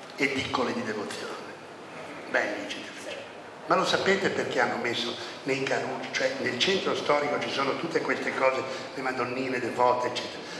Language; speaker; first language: Italian; native; Italian